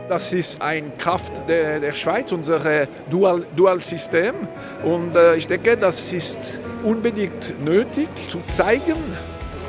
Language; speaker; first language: German; non-native, local second language; French